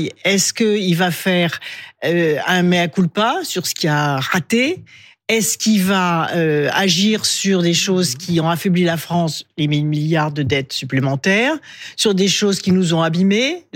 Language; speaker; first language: French; native; French